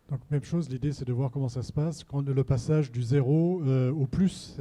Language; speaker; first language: French; native; French